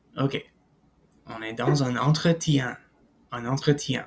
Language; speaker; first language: French; non-native, fluent; English